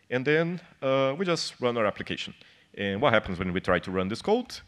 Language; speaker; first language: English; non-native, fluent; Portuguese